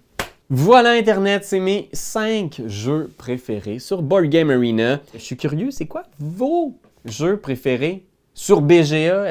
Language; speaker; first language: French; native; French